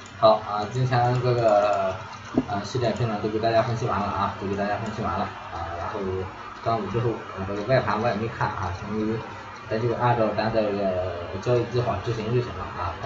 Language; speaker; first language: Chinese; native; Chinese